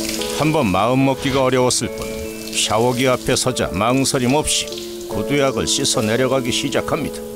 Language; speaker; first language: Korean; native; Korean